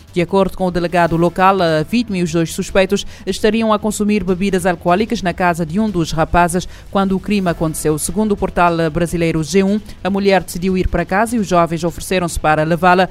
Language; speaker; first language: Portuguese; non-native, local second language; Kabuverdianu